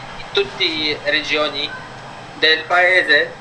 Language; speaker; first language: Italian; non-native, fluent; Ukrainian